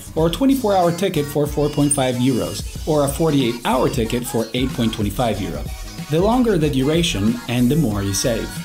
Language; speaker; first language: English; non-native, fluent; Italian